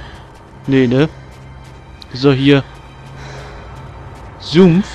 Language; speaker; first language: German; native; German